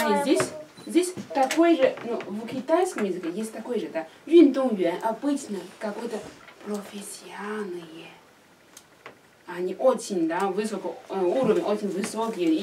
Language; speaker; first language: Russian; non-native, learner; Chinese